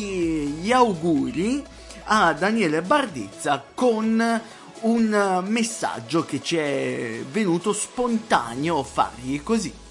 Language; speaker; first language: Italian; native; Italian